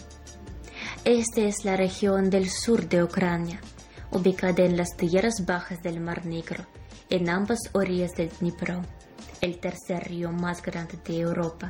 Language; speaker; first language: Spanish; non-native, fluent; Ukrainian